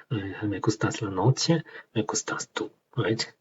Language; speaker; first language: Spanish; non-native, learner; Chinese